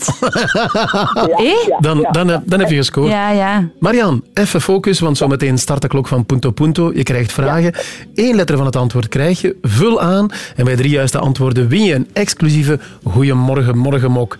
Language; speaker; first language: Dutch; native; Dutch